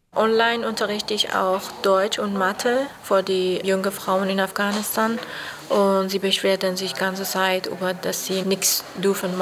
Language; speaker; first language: German; non-native, learner; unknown